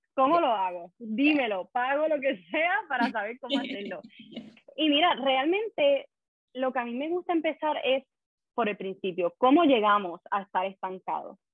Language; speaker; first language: Spanish; native; Spanish